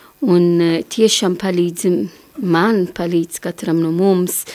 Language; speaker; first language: Latvian; non-native, learner; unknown